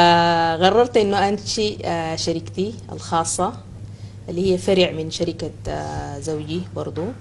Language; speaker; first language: Arabic; native; Arabic